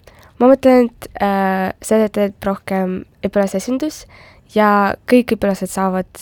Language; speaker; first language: Estonian; non-native, local second language; Russian